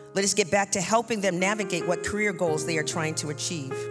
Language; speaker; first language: English; native; English